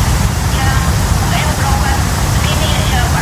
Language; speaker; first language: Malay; non-native, local second language; Javanese